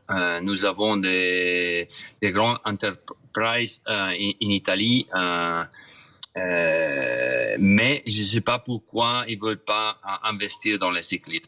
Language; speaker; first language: French; non-native, fluent; Italian